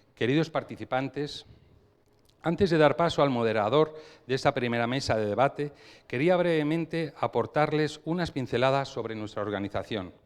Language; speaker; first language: Spanish; native; Spanish